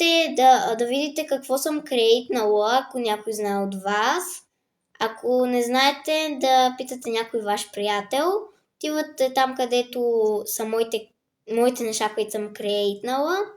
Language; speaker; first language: Bulgarian; native; Bulgarian